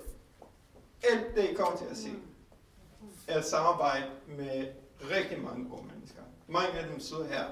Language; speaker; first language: Danish; non-native, fluent; Hebrew